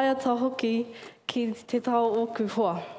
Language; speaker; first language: Māori; non-native, learner; English